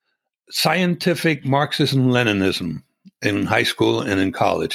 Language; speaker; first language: English; non-native, fluent; German